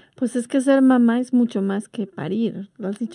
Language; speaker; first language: Spanish; native; Spanish